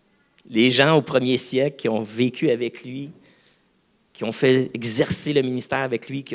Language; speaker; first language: French; native; French